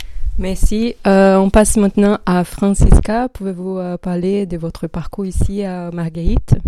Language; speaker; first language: French; non-native, learner; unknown